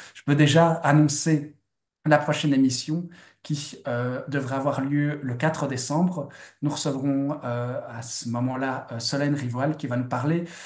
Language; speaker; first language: French; native; French